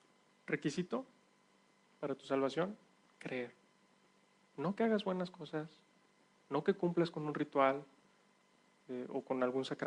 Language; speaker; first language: Spanish; native; Spanish